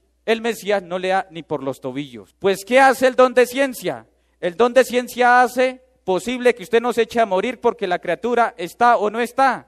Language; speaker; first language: Spanish; native; Spanish